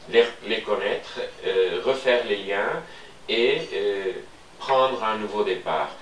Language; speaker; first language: French; non-native, fluent; Turkish